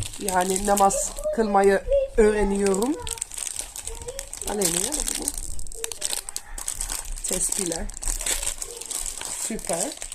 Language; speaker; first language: Turkish; non-native, learner; Dutch